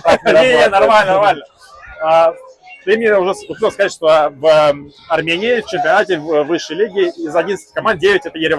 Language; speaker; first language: Russian; native; Russian